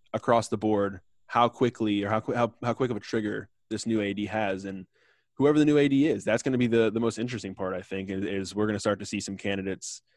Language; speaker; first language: English; native; English